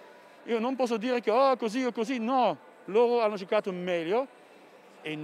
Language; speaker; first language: Italian; non-native, fluent; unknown